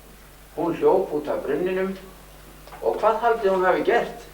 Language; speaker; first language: Icelandic; native; Icelandic